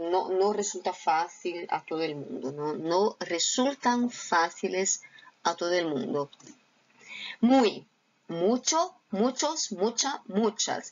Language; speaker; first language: Spanish; non-native, fluent; Portuguese